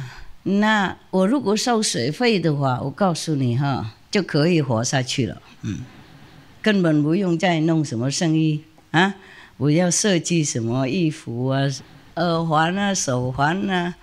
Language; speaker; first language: Chinese; non-native, fluent; Vietnamese